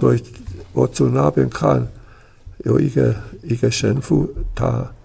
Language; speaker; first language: Chinese; non-native, learner; Italian